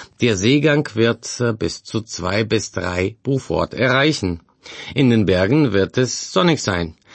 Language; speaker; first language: German; non-native, fluent; Bulgarian